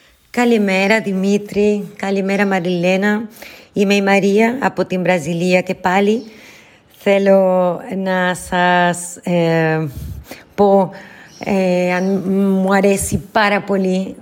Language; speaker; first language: Greek; non-native, learner; Spanish